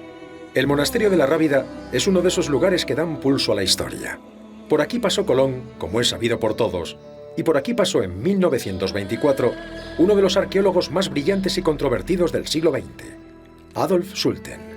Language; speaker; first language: Spanish; native; Spanish